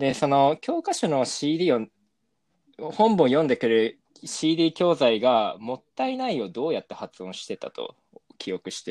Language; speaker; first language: Japanese; native; Japanese